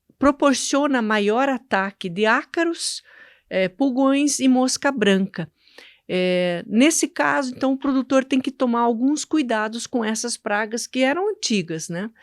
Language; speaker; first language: Portuguese; native; Portuguese